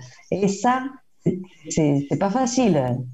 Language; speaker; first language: French; non-native, fluent; Spanish